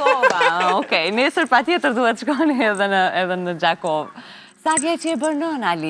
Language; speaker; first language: Albanian; native; Albanian